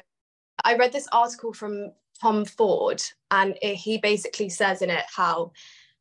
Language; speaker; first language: English; native; English